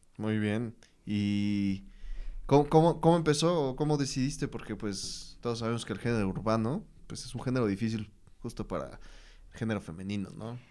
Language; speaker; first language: Spanish; native; Spanish